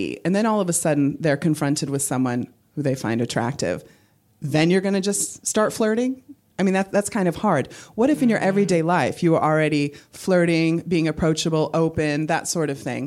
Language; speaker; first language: English; native; English